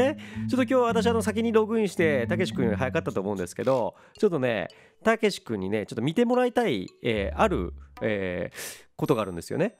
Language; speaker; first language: Japanese; native; Japanese